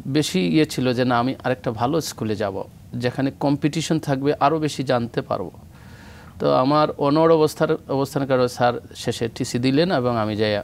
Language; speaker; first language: Bangla; native; Bangla